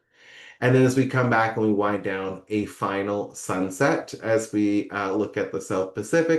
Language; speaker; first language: English; native; English